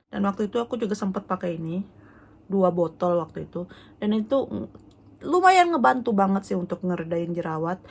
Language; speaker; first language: Indonesian; native; Indonesian